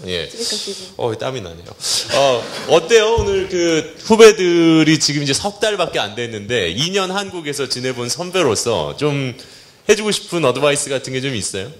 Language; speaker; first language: Korean; native; Korean